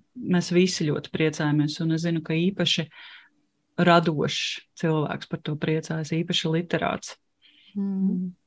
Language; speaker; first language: Latvian; non-native, local second language; Russian